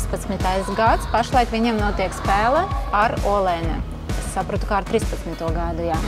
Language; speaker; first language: Latvian; non-native, local second language; Russian